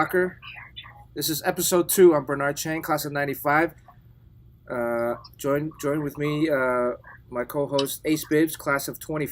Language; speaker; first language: English; native; English